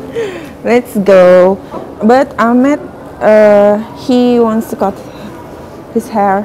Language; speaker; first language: English; non-native, learner; Indonesian